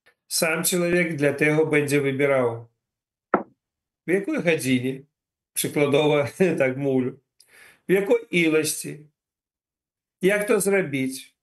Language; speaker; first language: Polish; non-native, learner; Ukrainian